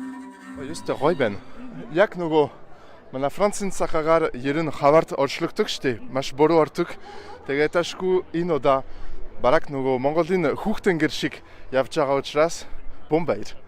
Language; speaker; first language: Mongolian; non-native, fluent; French